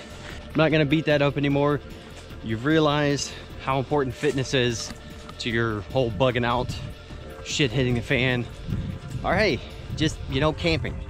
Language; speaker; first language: English; native; English